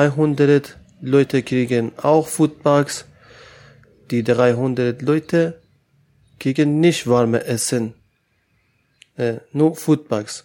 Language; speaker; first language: German; non-native, learner; Persian